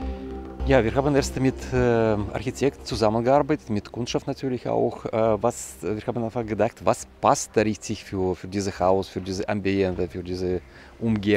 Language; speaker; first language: German; non-native, fluent; Russian